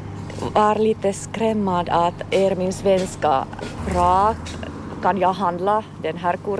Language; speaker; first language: Swedish; non-native, local second language; Finnish